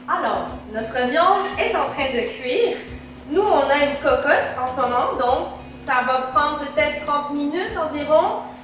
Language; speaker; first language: French; native; French